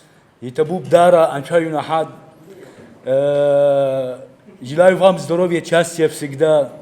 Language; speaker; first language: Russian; non-native, learner; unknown